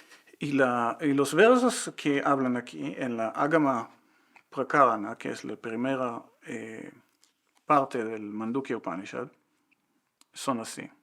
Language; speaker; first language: Spanish; non-native, fluent; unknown